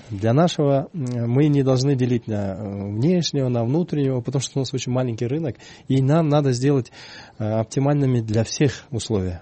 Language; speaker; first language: Russian; non-native, local second language; Kyrgyz